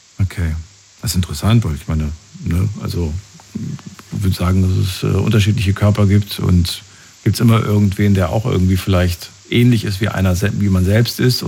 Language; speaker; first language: German; native; German